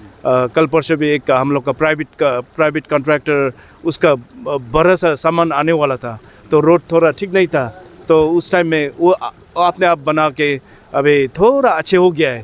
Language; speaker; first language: Hindi; non-native, fluent; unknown